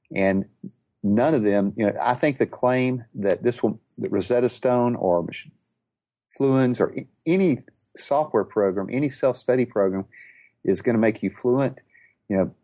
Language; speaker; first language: English; native; English